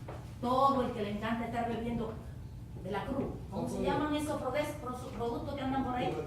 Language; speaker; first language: Spanish; native; Spanish